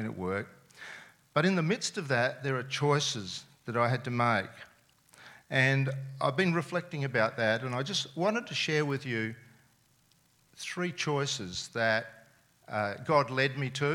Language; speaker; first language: English; non-native, local second language; Serbian